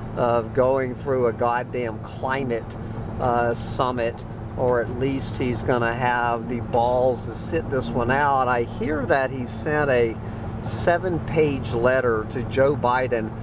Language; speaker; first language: English; native; English